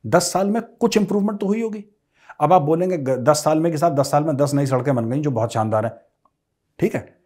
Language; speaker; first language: Hindi; native; Hindi